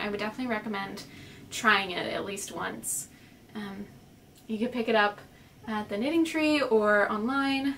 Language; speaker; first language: English; native; English